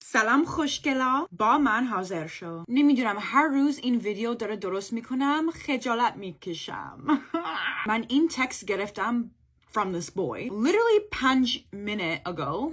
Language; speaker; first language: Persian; early bilingual, heritage; Persian